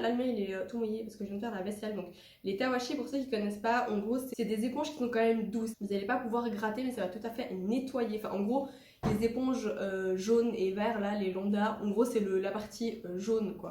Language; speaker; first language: French; native; French